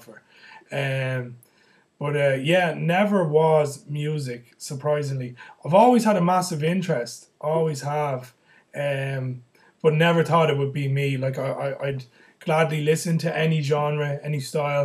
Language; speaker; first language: English; native; English